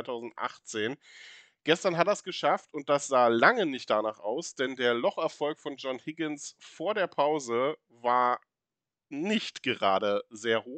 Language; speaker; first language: German; native; German